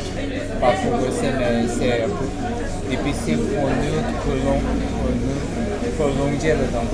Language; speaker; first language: French; non-native, learner; Korean